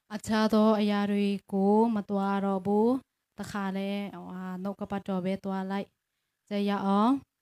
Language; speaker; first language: Burmese; non-native, local second language; Tedim Chin